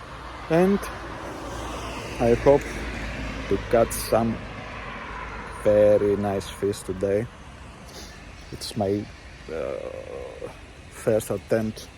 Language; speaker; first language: English; non-native, learner; Greek